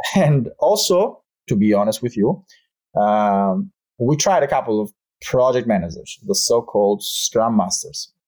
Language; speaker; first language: English; non-native, fluent; Albanian